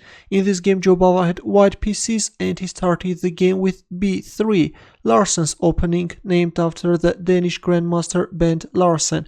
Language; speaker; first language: English; non-native, fluent; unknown